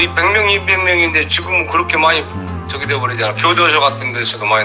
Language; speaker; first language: Korean; native; Korean